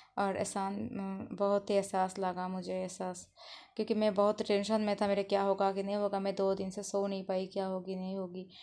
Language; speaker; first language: Hindi; non-native, learner; Bangla